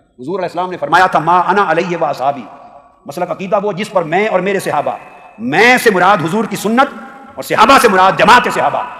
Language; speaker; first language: Urdu; native; Urdu